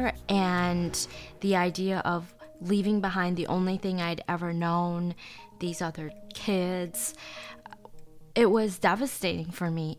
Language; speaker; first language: English; early bilingual, other home language; Chinese